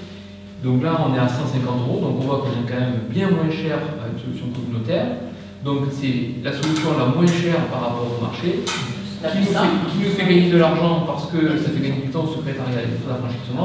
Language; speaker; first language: French; native; French